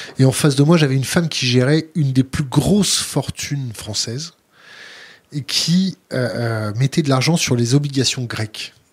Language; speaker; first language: French; native; French